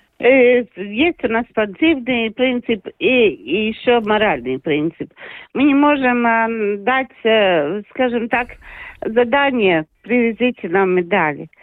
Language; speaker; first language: Russian; non-native, local second language; Latvian